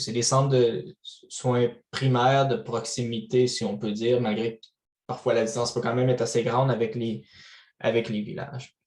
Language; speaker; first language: French; native; French